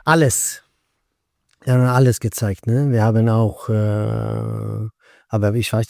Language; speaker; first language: German; non-native, fluent; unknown